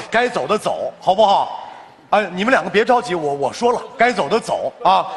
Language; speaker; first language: Chinese; native; Chinese